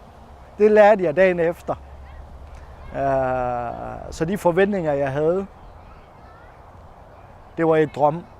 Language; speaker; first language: Danish; non-native, fluent; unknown